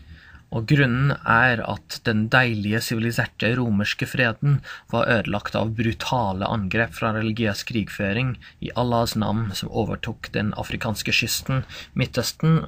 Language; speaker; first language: Norwegian; non-native, fluent; English